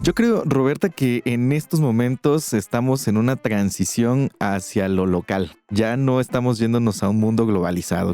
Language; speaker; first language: Spanish; native; Spanish